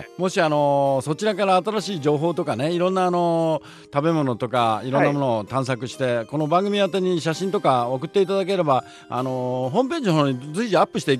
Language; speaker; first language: Japanese; native; Japanese